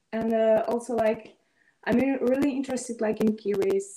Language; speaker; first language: English; non-native, fluent; Russian